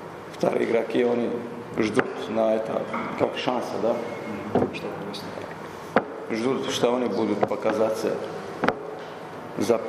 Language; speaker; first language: Russian; non-native, learner; Croatian